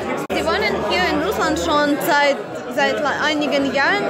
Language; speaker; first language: German; non-native, fluent; Russian